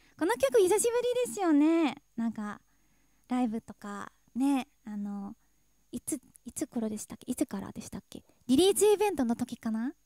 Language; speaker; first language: Japanese; non-native, fluent; Thai